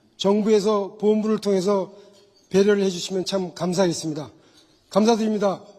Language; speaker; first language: Korean; native; Korean